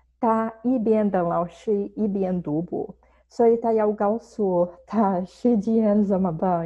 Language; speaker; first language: Chinese; non-native, fluent; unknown